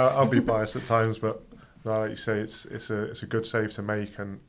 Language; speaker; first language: English; native; English